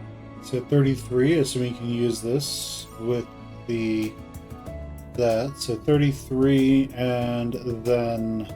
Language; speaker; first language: English; native; English